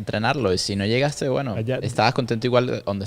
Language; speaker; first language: Spanish; native; Spanish